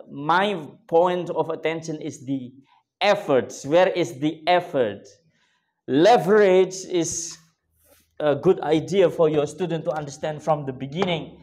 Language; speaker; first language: English; non-native, fluent; Indonesian